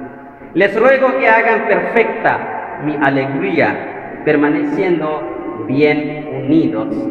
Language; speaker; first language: Spanish; non-native, fluent; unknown